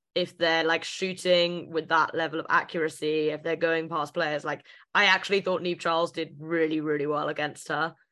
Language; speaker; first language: English; native; English